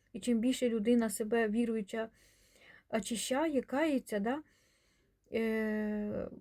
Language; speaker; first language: Ukrainian; non-native, local second language; Russian